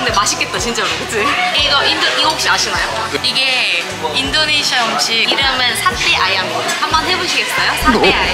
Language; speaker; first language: Korean; non-native, local second language; Indonesian